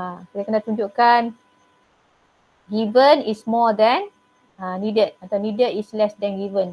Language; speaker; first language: English; non-native, local second language; Malay